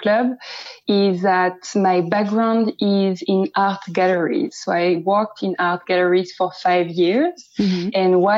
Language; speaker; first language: English; non-native, fluent; French